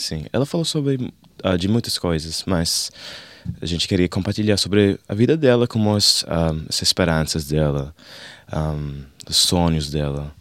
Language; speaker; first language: Portuguese; non-native, learner; English